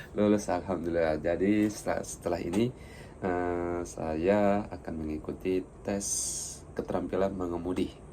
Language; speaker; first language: Indonesian; native; Indonesian